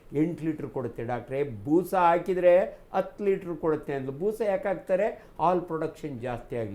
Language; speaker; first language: Kannada; native; Kannada